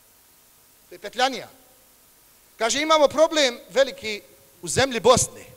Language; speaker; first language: Serbian; native; Serbian